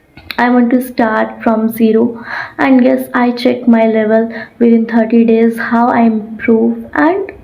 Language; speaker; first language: English; non-native, learner; Odia